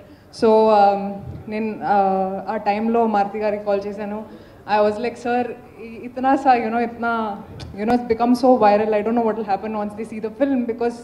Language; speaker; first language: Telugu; non-native, local second language; Hindi